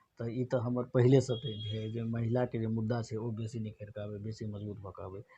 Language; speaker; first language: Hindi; non-native, local second language; Maithili